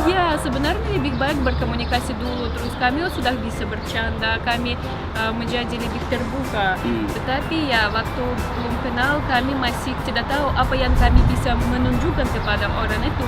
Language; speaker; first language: Indonesian; non-native, learner; Russian